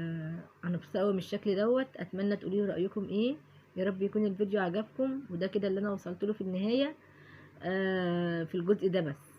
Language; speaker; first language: Arabic; native; Arabic